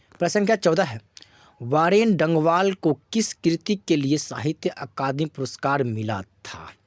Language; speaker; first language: Hindi; native; Hindi